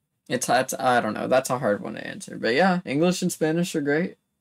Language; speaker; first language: English; native; English